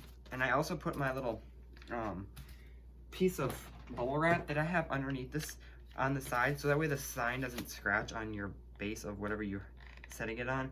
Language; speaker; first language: English; native; English